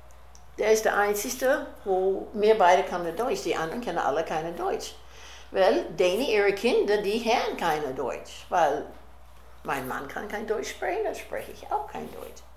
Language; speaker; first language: German; early bilingual, heritage; German